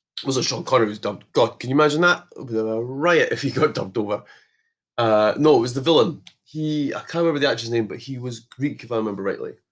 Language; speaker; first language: English; native; English